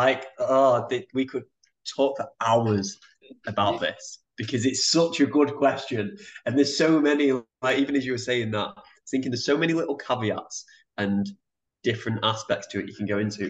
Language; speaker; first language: English; native; English